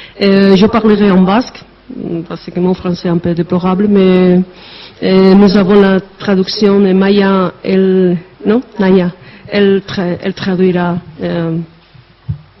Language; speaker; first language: French; non-native, learner; Basque